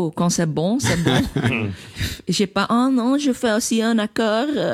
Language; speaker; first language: French; non-native, local second language; Dutch